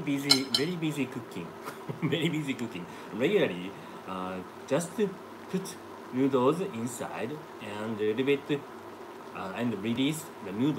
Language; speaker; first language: English; non-native, learner; Japanese